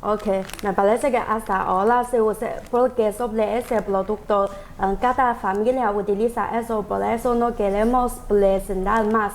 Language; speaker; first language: Spanish; non-native, learner; Chinese